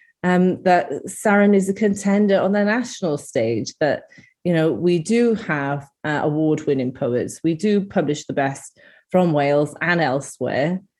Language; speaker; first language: English; native; English